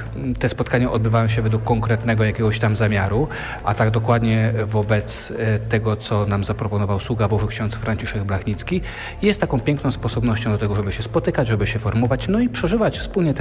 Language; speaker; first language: Polish; native; Polish